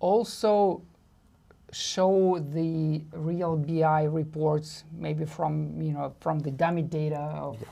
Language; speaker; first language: English; non-native, fluent; Russian